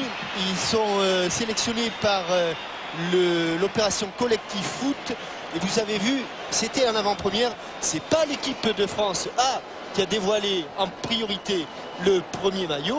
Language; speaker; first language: French; native; French